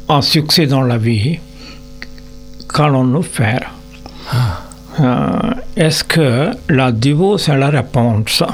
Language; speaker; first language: French; non-native, learner; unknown